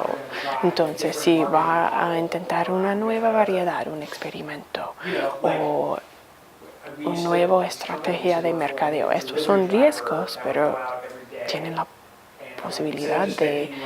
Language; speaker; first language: Spanish; non-native, fluent; English